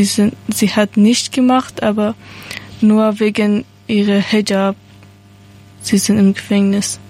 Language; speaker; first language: German; non-native, learner; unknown